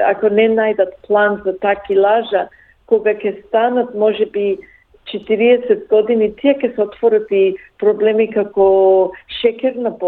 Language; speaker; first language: Macedonian; early bilingual, heritage; Macedonian